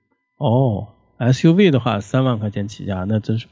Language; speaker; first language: Chinese; native; Chinese